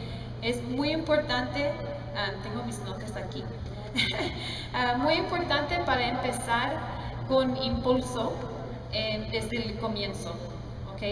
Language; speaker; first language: Spanish; non-native, learner; English